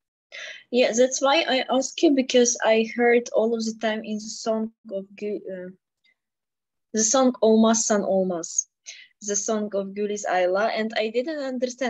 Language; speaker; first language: English; non-native, fluent; Ukrainian